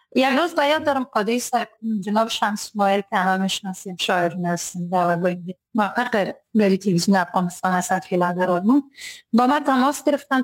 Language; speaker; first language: Persian; native; Persian